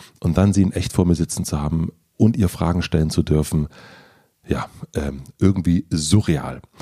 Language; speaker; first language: German; native; German